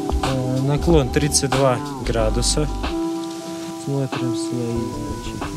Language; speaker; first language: Russian; native; Russian